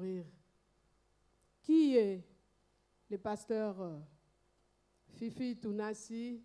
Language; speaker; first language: French; non-native, local second language; Lingala